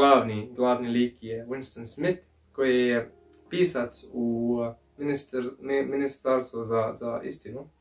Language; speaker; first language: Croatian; early bilingual, heritage; English